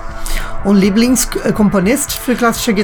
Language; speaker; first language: German; native; German